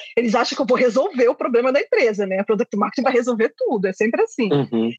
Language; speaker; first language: Portuguese; native; Portuguese